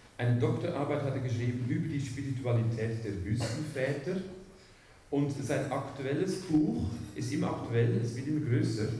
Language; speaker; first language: German; native; German